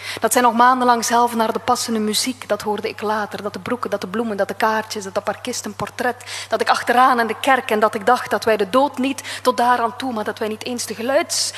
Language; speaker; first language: Dutch; native; Dutch